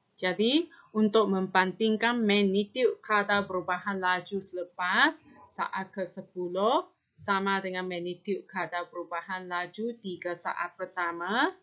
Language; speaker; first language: Malay; non-native, local second language; Chinese